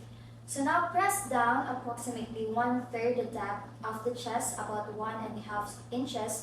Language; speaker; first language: English; non-native, local second language; Filipino